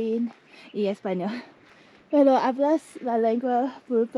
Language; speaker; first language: Spanish; non-native, learner; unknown